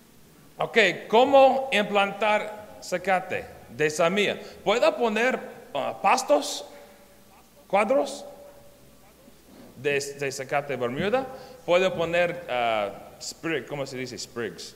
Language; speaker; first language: Spanish; non-native, learner; English